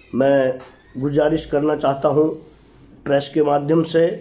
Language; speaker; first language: Hindi; native; Hindi